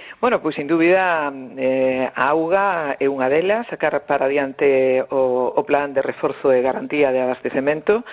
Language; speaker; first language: Galician; native; Galician